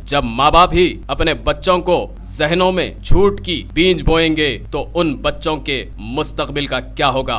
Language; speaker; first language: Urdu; native; Urdu